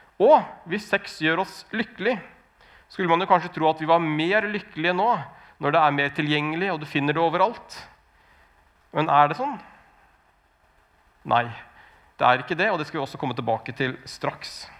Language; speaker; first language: Norwegian; native; Norwegian